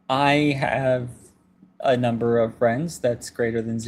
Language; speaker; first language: English; native; English